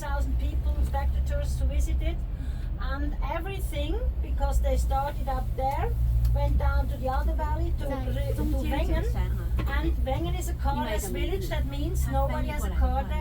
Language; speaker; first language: English; non-native, learner; German